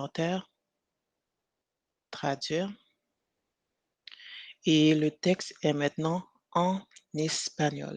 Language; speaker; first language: French; native; French